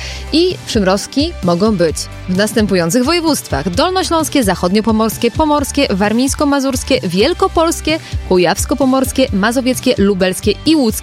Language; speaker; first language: Polish; native; Polish